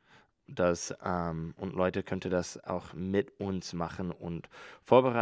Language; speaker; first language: German; non-native, learner; English